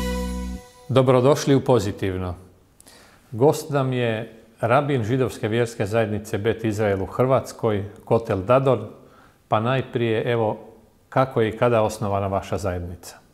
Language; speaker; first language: Croatian; native; Croatian